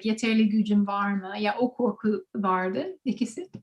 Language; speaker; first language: Turkish; non-native, learner; English